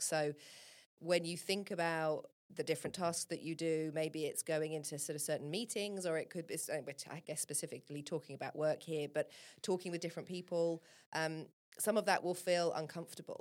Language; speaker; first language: English; native; English